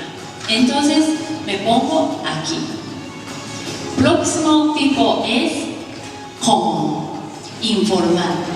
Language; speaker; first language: Spanish; non-native, learner; Japanese